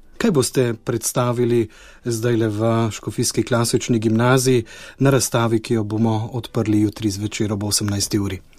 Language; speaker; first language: Slovenian; native; Slovenian